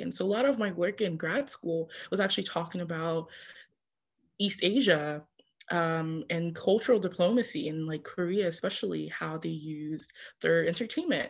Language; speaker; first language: English; early bilingual, other home language; French